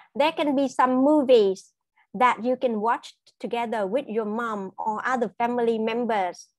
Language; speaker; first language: English; non-native, fluent; Vietnamese